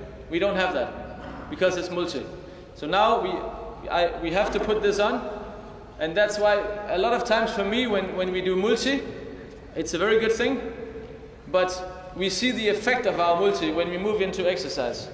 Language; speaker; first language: English; non-native, fluent; Danish